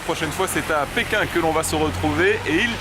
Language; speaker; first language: French; native; French